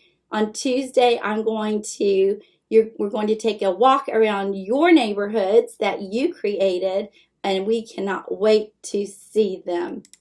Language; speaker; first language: English; native; English